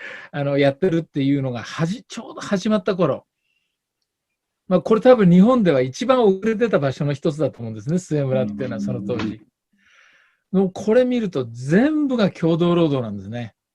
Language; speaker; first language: Japanese; native; Japanese